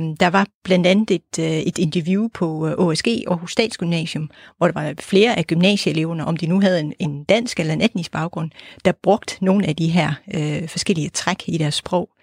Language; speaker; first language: Danish; native; Danish